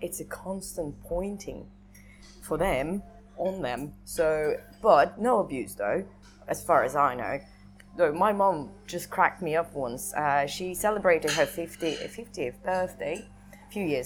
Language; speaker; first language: English; non-native, fluent; Russian